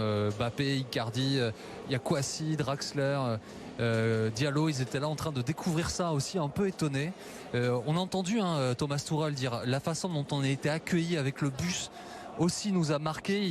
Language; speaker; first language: French; native; French